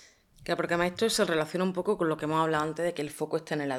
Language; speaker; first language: Spanish; native; Spanish